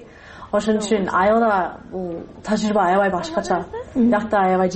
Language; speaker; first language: Kyrgyz; non-native, learner; English